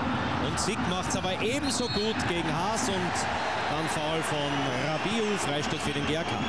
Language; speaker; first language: German; native; German